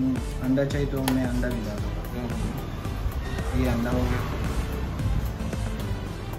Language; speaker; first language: Hindi; non-native, learner; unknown